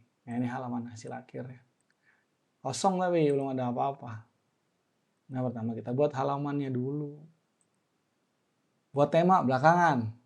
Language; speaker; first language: Indonesian; native; Indonesian